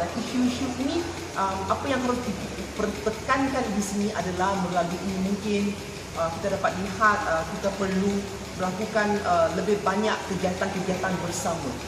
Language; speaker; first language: Malay; non-native, local second language; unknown